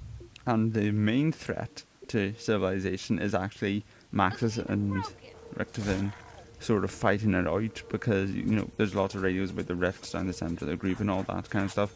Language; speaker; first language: English; native; English